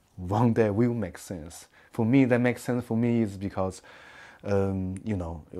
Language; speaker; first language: English; non-native, learner; Chinese